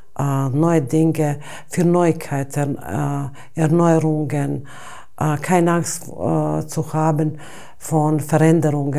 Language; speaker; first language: German; non-native, fluent; Bosnian